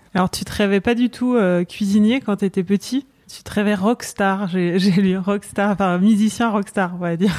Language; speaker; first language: French; native; French